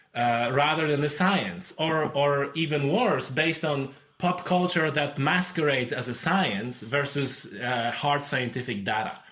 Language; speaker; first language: English; non-native, fluent; Polish